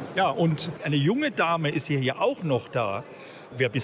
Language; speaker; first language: German; native; German